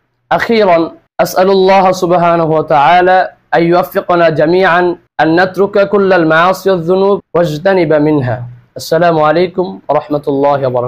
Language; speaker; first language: Arabic; non-native, learner; Bangla